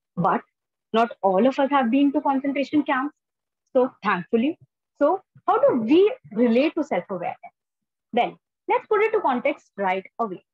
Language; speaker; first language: English; non-native, local second language; Hindi